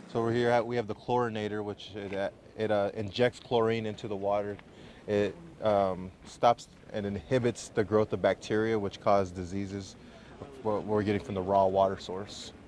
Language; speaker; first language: English; native; English